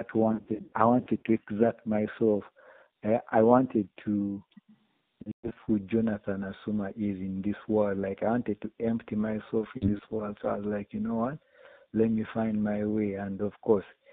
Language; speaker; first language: English; non-native, local second language; Ganda